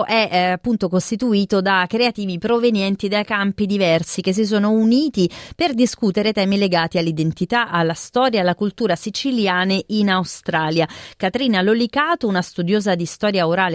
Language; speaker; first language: Italian; native; Italian